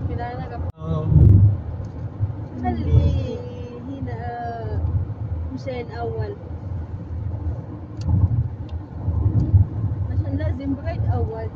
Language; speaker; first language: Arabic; non-native, learner; Filipino